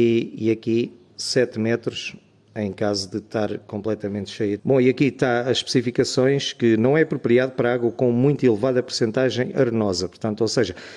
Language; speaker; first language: Portuguese; native; Portuguese